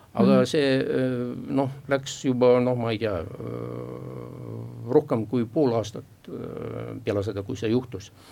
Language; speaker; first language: Estonian; non-native, local second language; Russian